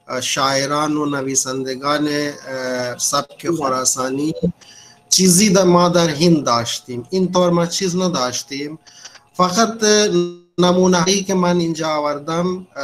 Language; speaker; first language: Persian; non-native, fluent; Urdu